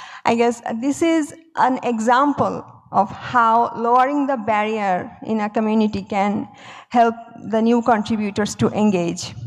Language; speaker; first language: English; non-native, local second language; Bangla